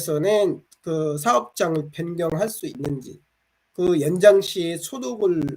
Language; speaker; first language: Korean; non-native, fluent; Bangla